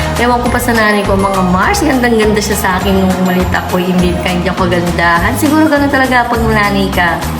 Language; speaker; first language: Filipino; non-native, local second language; Pampanga